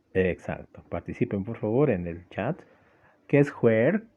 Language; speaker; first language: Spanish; non-native, local second language; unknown